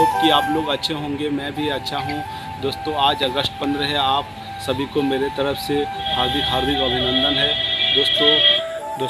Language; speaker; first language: Hindi; non-native, local second language; Odia